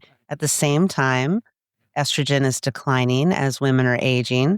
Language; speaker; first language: English; native; English